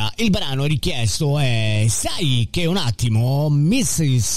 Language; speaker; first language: Italian; native; Italian